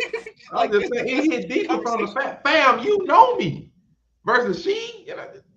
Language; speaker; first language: English; native; English